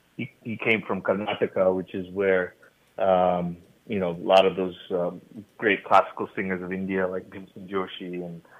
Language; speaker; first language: English; native; English